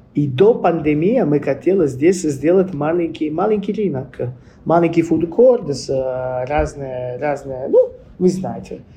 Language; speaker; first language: Russian; non-native, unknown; Italian